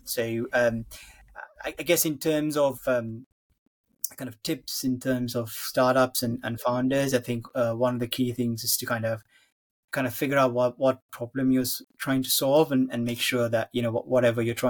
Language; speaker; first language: English; non-native, local second language; Sinhala